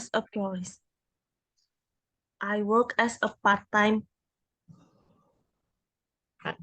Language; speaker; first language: English; non-native, learner; Indonesian